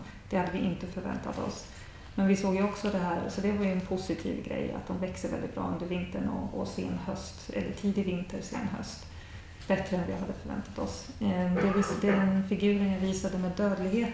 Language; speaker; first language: Swedish; native; Swedish